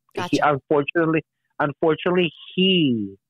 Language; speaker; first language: English; native; English